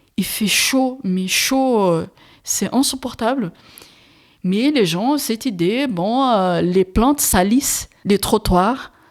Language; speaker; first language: French; non-native, fluent; Portuguese